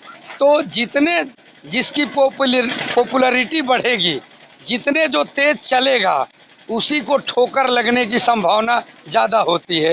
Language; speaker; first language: Hindi; native; Hindi